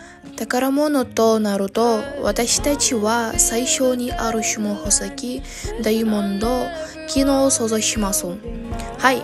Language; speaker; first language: Japanese; non-native, learner; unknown